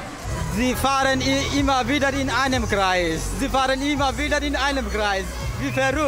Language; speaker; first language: German; non-native, learner; Bangla